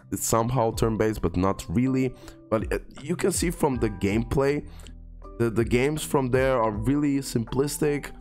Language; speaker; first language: English; non-native, fluent; Croatian